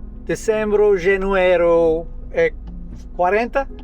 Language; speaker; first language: Portuguese; non-native, learner; English